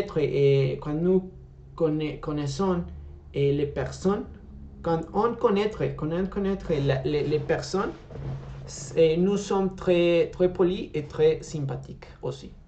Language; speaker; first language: French; non-native, learner; Spanish